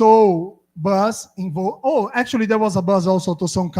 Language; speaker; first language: English; non-native, fluent; Portuguese